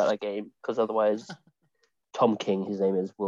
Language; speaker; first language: English; native; English